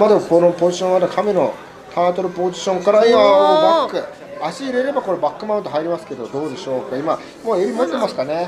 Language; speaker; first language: Japanese; native; Japanese